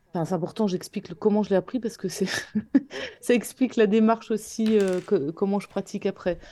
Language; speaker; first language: French; native; French